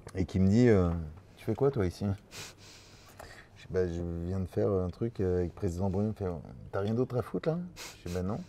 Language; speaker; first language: French; native; French